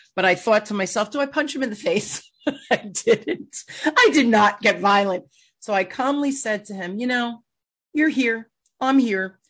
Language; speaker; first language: English; native; English